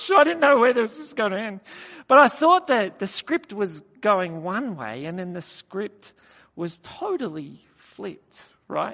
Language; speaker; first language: English; native; English